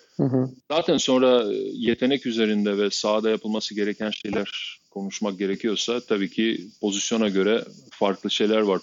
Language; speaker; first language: Turkish; non-native, fluent; Albanian